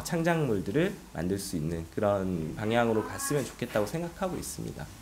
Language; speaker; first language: Korean; native; Korean